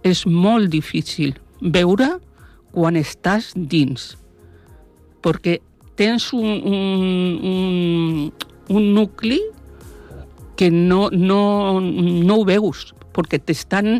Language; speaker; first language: Catalan; non-native, local second language; Spanish